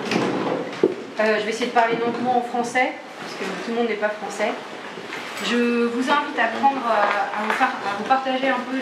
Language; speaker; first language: French; native; French